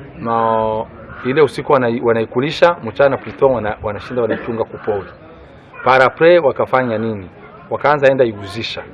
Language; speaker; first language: Swahili; non-native, local second language; Kinyarwanda